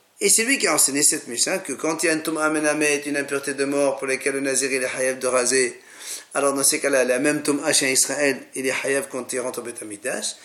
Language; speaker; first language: French; native; French